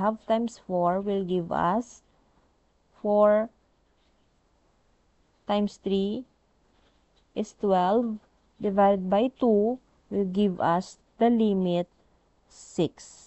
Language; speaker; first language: English; non-native, local second language; Filipino